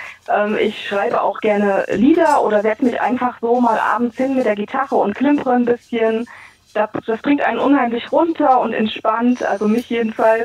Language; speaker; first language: German; native; German